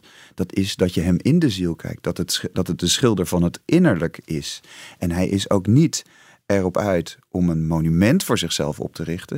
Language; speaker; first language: Dutch; native; Dutch